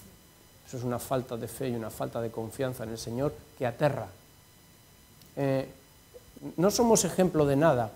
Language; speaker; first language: Spanish; native; Spanish